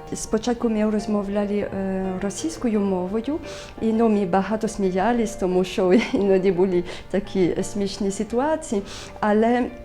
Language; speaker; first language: Ukrainian; non-native, learner; French